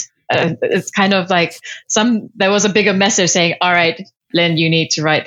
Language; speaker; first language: English; non-native, local second language; Cantonese